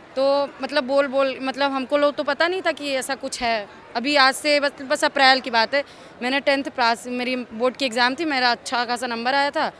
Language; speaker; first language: Hindi; native; Hindi